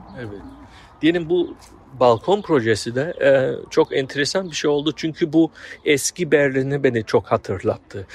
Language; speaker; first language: Turkish; early bilingual, heritage; Turkish